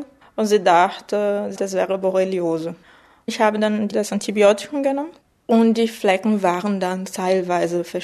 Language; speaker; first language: German; non-native, fluent; Portuguese